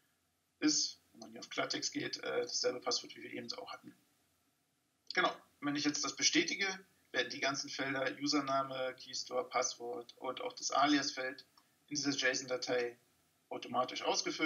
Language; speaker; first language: German; native; German